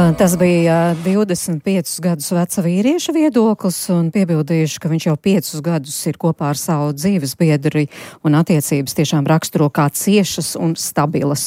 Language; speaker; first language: Latvian; native; Latvian